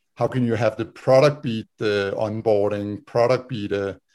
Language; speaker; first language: English; non-native, fluent; Danish